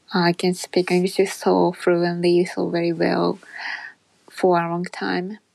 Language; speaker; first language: English; non-native, learner; Japanese